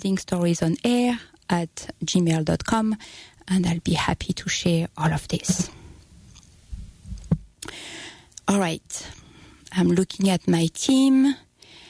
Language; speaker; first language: English; non-native, fluent; French